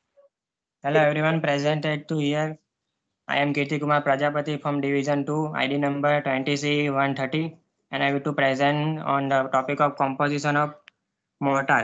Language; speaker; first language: English; non-native, learner; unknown